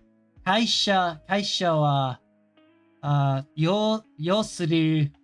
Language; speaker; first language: Japanese; non-native, learner; English